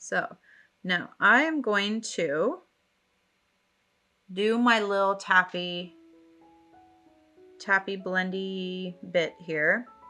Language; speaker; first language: English; native; English